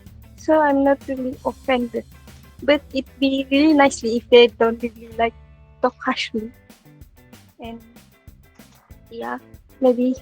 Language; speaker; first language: English; non-native, learner; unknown